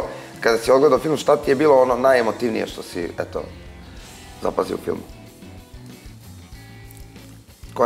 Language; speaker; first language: Serbian; native; Serbian